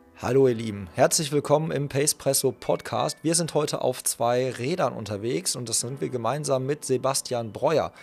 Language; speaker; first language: German; native; German